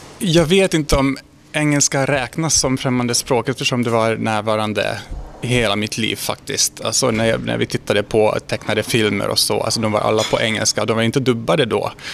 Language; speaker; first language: Swedish; non-native, fluent; Hungarian